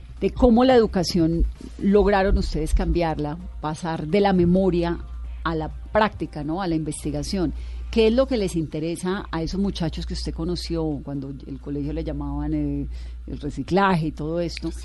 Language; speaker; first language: Spanish; native; Spanish